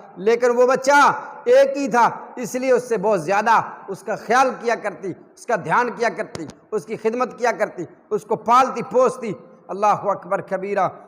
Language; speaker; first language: Urdu; non-native, local second language; Punjabi